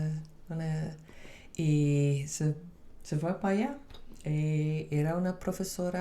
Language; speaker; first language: Spanish; non-native, fluent; Dutch